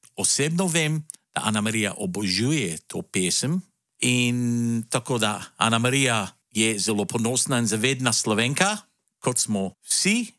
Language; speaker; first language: Slovenian; early bilingual, heritage; Slovenian